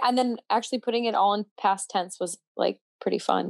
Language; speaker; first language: English; native; English